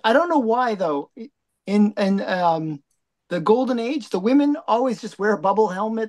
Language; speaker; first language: English; native; English